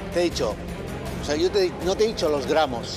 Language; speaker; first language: Spanish; native; Spanish